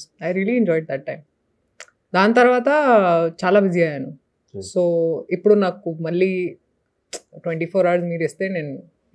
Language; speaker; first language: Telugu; non-native, local second language; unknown